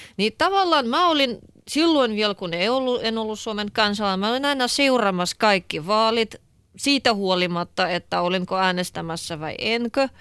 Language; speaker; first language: Finnish; non-native, fluent; Russian